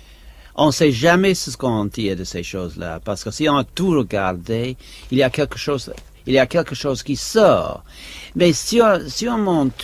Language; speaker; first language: French; non-native, fluent; English